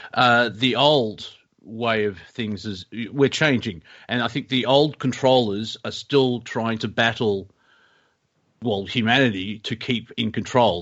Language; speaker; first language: English; native; English